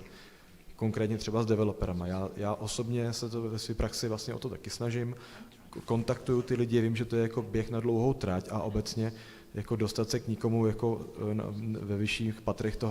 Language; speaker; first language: Czech; native; Czech